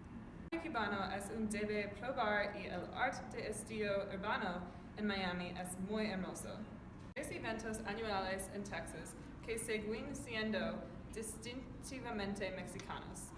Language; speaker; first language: Spanish; non-native, learner; English